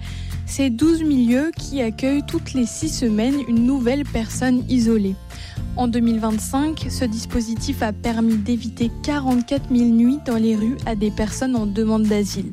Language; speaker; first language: French; native; French